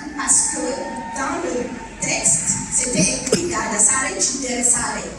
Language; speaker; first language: French; non-native, local second language; Fula